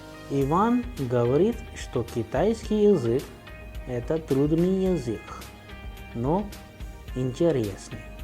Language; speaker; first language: Russian; non-native, fluent; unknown